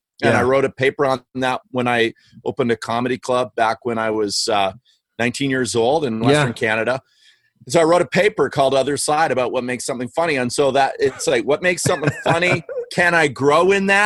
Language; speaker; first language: English; native; English